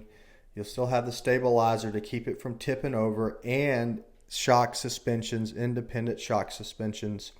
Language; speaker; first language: English; native; English